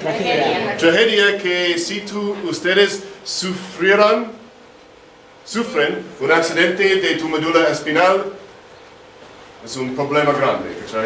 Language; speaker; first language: Spanish; non-native, learner; English